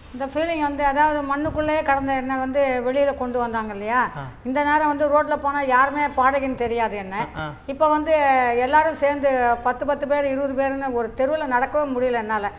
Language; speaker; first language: Tamil; native; Tamil